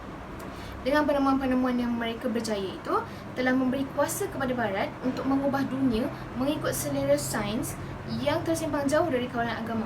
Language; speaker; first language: Malay; native; Malay